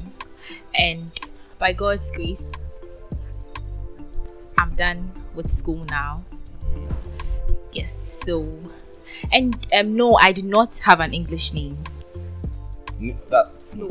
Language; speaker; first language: English; non-native, local second language; Akan